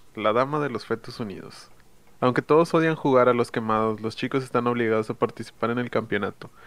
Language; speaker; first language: Spanish; native; Spanish